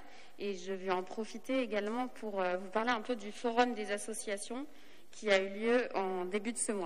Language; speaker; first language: French; native; French